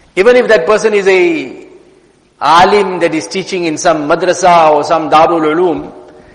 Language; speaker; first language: English; native; English